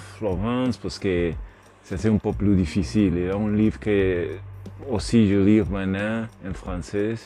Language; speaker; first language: French; non-native, learner; Spanish